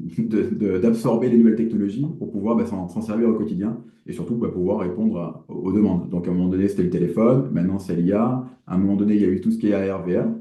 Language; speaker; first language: French; native; French